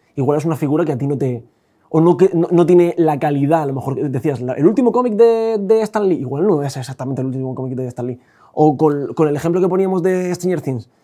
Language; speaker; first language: Spanish; native; Spanish